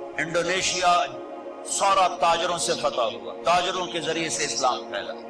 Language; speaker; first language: Urdu; non-native, local second language; Punjabi